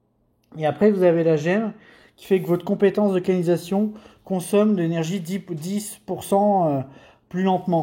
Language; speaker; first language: French; native; French